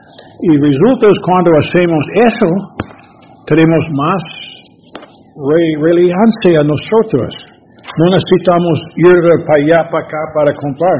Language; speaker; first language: Spanish; non-native, learner; English